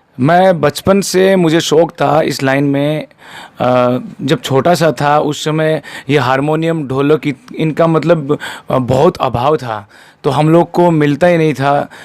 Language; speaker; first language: Hindi; non-native, local second language; Rajasthani